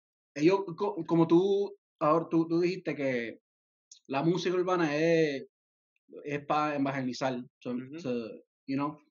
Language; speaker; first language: Spanish; early bilingual, heritage; Spanish